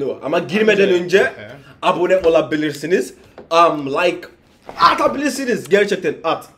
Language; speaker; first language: Turkish; non-native, learner; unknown